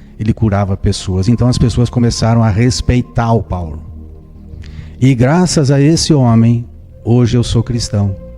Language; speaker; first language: Portuguese; native; Portuguese